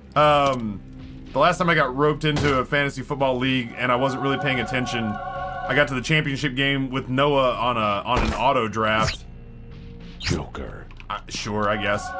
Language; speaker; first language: English; native; English